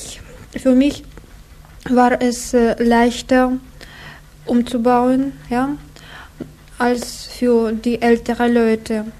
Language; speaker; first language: German; non-native, fluent; Russian